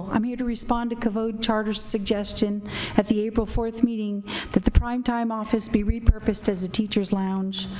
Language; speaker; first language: English; native; English